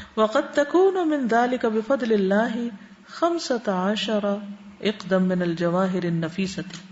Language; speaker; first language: Urdu; native; Urdu